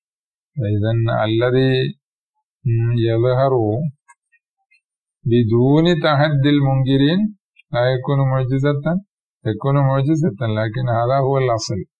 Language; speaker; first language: Arabic; non-native, fluent; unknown